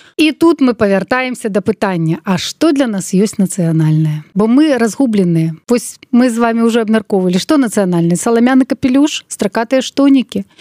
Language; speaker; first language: Belarusian; non-native, local second language; Russian